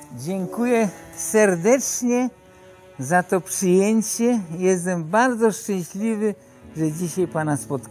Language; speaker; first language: Polish; early bilingual, heritage; Polish